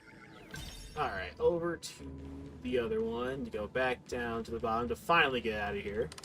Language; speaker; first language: English; native; English